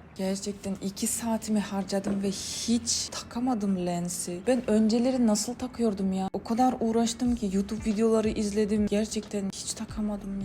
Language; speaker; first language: Turkish; non-native, fluent; Kyrgyz